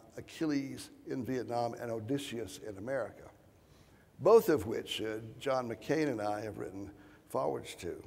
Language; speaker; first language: English; native; English